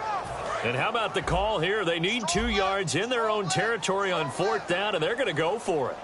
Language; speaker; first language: English; native; English